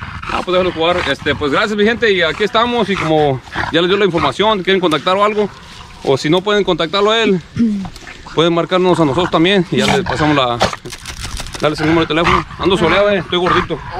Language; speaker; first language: Spanish; early bilingual, heritage; Spanish